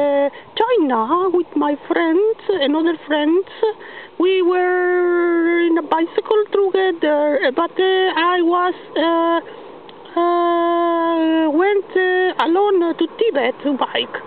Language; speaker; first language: English; non-native, learner; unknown